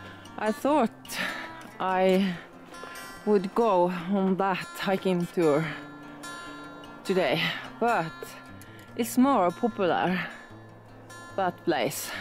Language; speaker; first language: English; non-native, learner; Norwegian